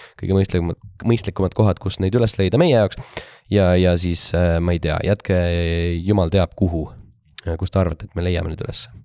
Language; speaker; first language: Estonian; native; Estonian